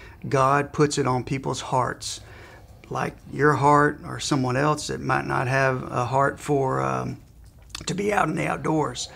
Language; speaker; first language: English; native; English